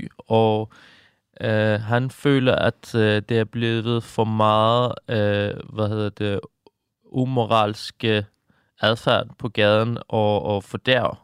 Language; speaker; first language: Danish; non-native, fluent; Persian